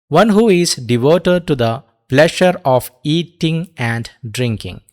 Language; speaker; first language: English; non-native, local second language; Malayalam